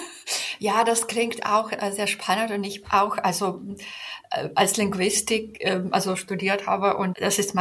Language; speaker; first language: German; non-native, fluent; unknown